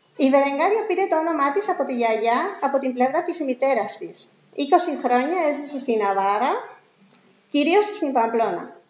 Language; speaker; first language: Greek; non-native, fluent; Spanish